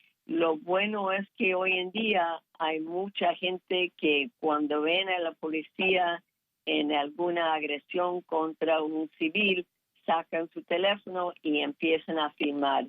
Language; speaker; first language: Spanish; non-native, fluent; English